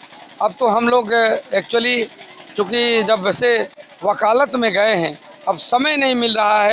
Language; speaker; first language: Hindi; native; Hindi